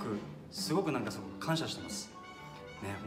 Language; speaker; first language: Japanese; native; Japanese